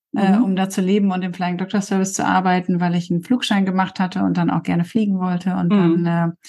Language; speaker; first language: German; native; German